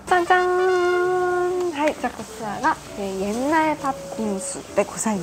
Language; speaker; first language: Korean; non-native, fluent; Japanese